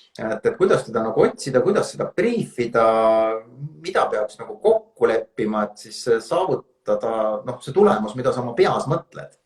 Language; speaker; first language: Estonian; native; Estonian